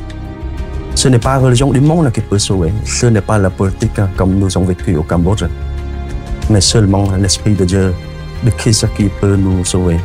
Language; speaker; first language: French; non-native, fluent; Khmer